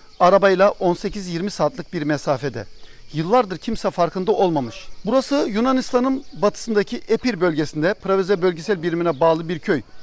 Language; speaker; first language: Turkish; native; Turkish